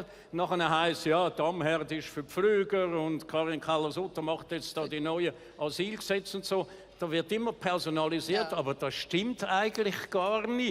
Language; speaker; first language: German; native; German